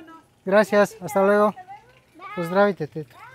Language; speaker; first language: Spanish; non-native, learner; Croatian